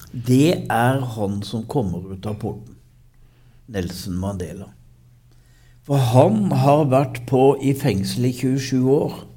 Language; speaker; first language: Norwegian; native; Norwegian